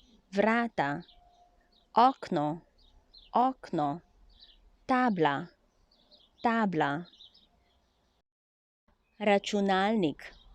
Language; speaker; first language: Slovenian; non-native, learner; Chinese